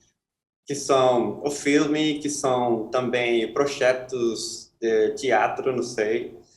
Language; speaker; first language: Portuguese; non-native, fluent; Spanish